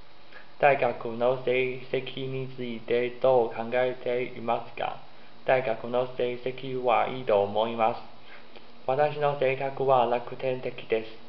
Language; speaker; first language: Japanese; non-native, learner; Chinese